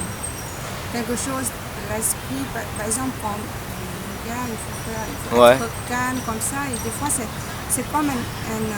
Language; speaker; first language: French; non-native, learner; Vietnamese